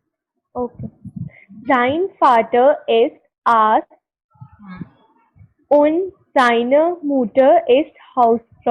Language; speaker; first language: German; non-native, learner; Hindi